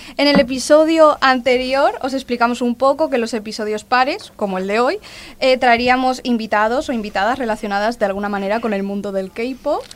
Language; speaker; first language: Spanish; native; Spanish